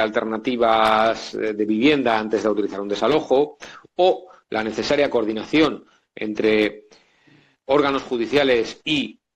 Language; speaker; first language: Spanish; native; Spanish